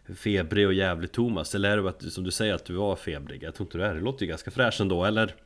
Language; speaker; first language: Swedish; native; Swedish